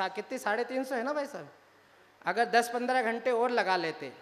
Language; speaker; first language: Hindi; native; Hindi